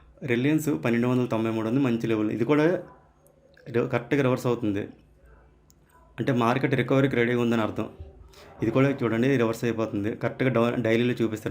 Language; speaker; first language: Telugu; native; Telugu